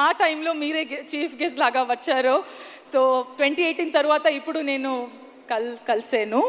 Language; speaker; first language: Telugu; non-native, learner; Kannada